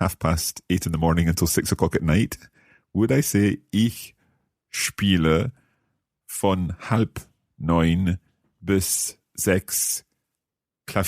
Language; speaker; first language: German; non-native, learner; English